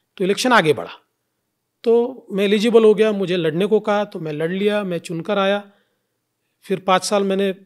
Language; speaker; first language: Hindi; non-native, local second language; Marathi